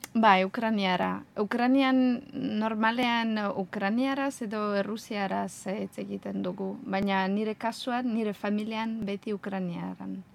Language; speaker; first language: Basque; non-native, learner; Ukrainian